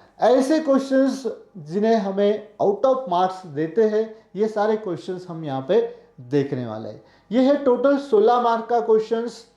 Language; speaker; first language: Hindi; non-native, local second language; Marathi